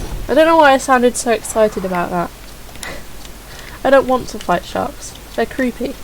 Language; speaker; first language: English; native; English